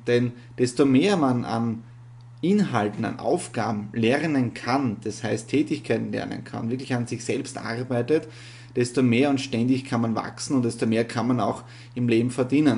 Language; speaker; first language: German; native; German